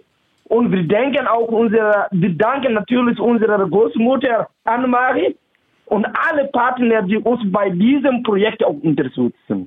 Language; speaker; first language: German; non-native, fluent; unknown